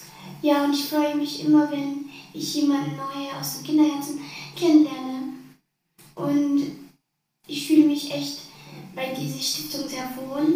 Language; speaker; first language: German; early bilingual, other home language; Arabic